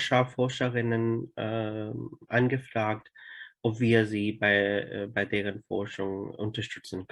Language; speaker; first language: German; non-native, fluent; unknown